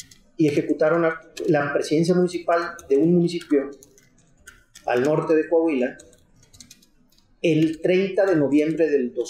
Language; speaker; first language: Spanish; native; Spanish